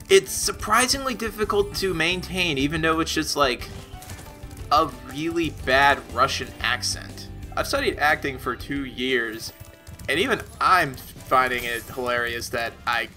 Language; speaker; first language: English; native; English